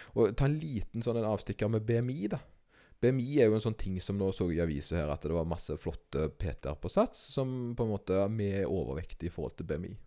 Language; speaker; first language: Norwegian; native; Norwegian